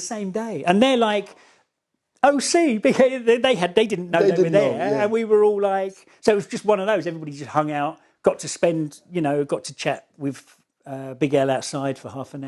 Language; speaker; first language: English; native; English